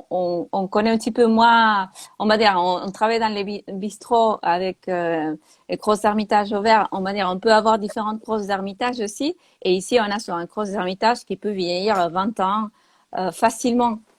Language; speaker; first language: French; non-native, fluent; Spanish